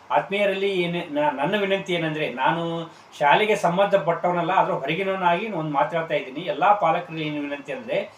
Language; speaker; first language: Kannada; native; Kannada